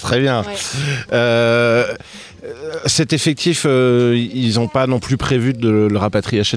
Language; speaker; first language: French; native; French